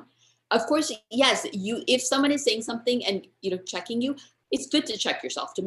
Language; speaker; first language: English; native; English